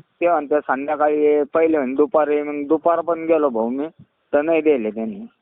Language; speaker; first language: Marathi; native; Marathi